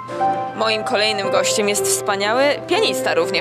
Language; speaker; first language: Polish; native; Polish